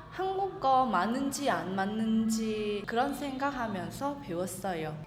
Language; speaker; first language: Korean; non-native, learner; Vietnamese